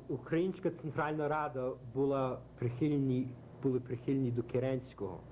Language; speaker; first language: Ukrainian; early bilingual, heritage; Ukrainian